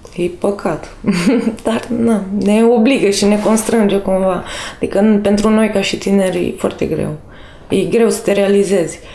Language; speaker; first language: Romanian; native; Romanian